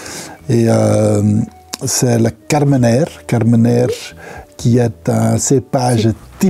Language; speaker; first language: French; non-native, local second language; Dutch